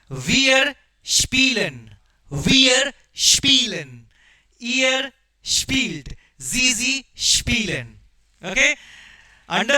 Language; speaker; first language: German; non-native, fluent; Hindi